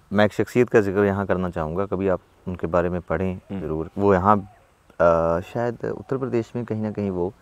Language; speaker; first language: Hindi; native; Hindi